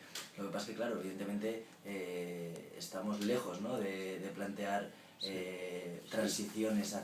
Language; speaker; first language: Spanish; native; Spanish